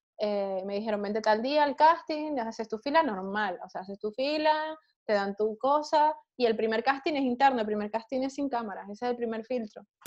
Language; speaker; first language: Spanish; native; Spanish